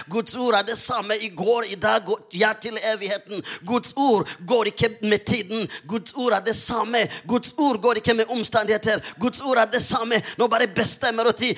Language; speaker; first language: Norwegian; non-native, fluent; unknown